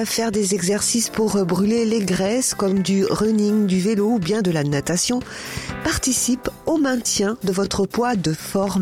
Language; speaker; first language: French; native; French